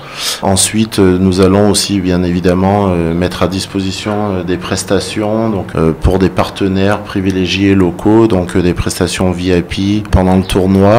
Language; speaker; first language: French; native; French